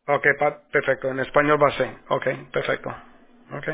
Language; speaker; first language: Spanish; early bilingual, heritage; Spanish